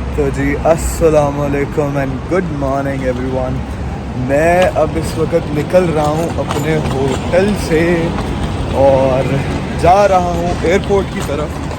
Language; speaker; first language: Urdu; non-native, local second language; Punjabi